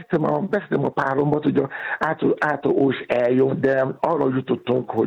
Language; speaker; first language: Hungarian; non-native, fluent; Yoruba